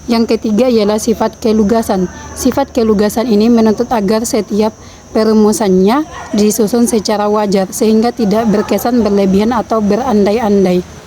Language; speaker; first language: Indonesian; native; Indonesian